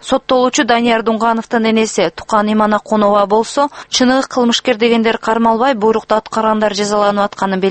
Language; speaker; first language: Kyrgyz; native; Kyrgyz